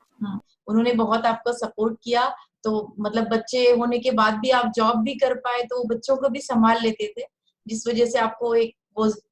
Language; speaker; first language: Hindi; native; Hindi